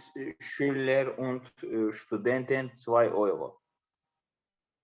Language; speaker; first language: German; non-native, learner; Azerbaijani